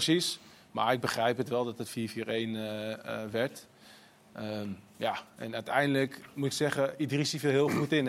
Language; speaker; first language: Dutch; native; Dutch